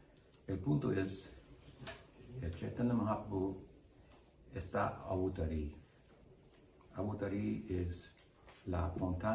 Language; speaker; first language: Spanish; non-native, learner; English